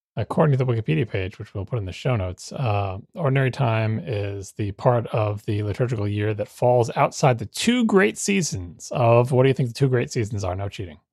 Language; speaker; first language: English; native; English